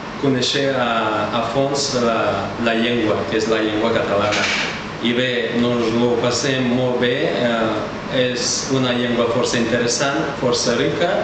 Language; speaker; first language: Catalan; non-native, fluent; Bulgarian